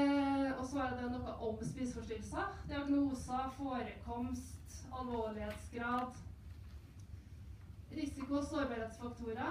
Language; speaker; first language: Norwegian; native; Norwegian